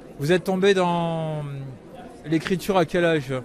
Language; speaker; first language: French; native; French